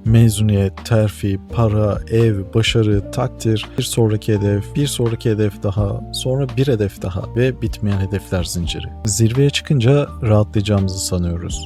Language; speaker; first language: Turkish; native; Turkish